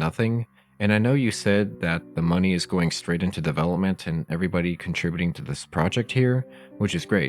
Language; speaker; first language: English; native; English